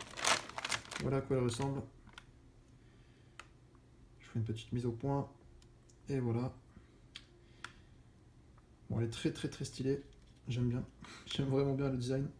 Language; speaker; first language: French; native; French